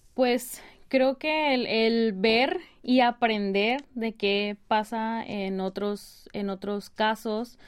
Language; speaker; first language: Spanish; native; Spanish